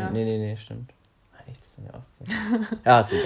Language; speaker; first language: German; native; German